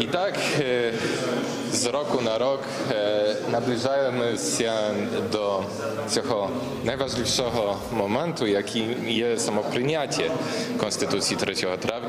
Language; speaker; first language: Ukrainian; non-native, fluent; Polish